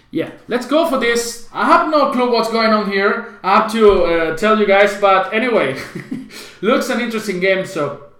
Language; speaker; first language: English; non-native, fluent; Spanish